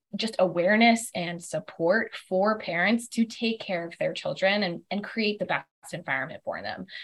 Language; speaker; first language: English; native; English